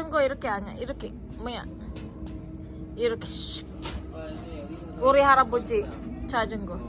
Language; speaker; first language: Korean; non-native, learner; Filipino